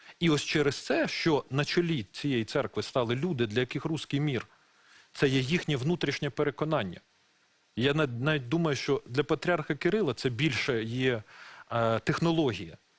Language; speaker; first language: Ukrainian; non-native, local second language; Russian